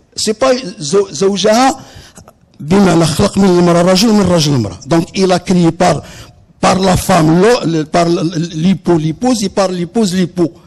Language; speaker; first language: French; non-native, local second language; Arabic